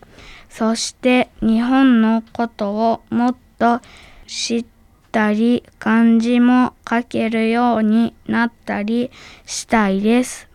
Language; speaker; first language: Japanese; early bilingual, other home language; Arabic